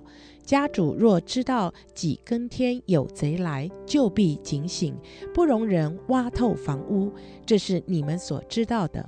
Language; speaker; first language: Chinese; native; Chinese